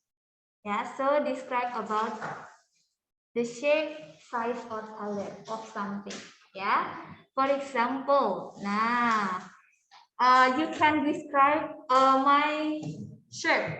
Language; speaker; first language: English; non-native, fluent; Indonesian